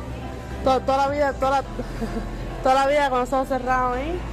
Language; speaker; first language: Portuguese; non-native, fluent; Spanish